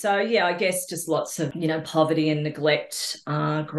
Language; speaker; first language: English; native; English